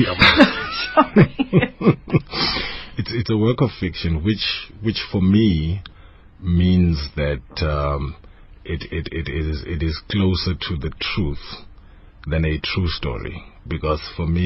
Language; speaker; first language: English; non-native, local second language; Zulu